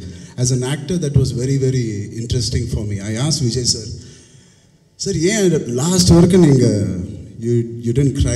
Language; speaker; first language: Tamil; non-native, learner; Telugu